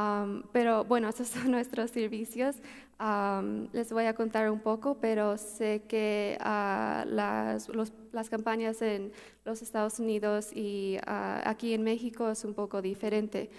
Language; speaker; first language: Spanish; early bilingual, heritage; Spanish